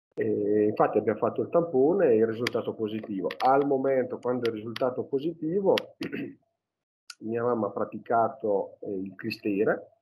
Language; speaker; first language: Italian; native; Italian